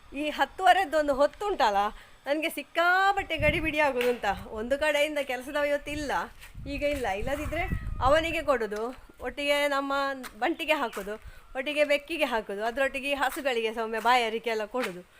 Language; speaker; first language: Kannada; non-native, local second language; Tulu